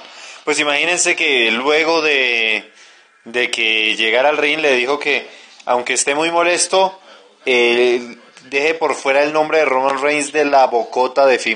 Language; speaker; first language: Spanish; native; Spanish